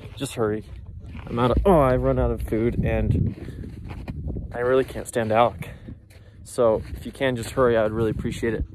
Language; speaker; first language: English; native; English